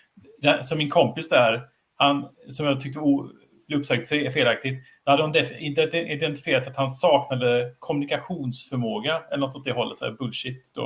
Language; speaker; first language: Swedish; native; Swedish